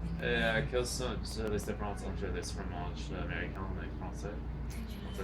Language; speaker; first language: French; non-native, learner; English